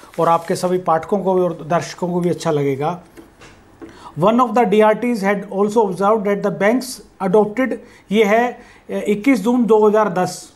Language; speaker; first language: Hindi; native; Hindi